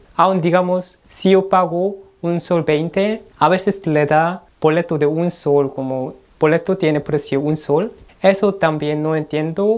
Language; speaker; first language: Spanish; non-native, learner; Korean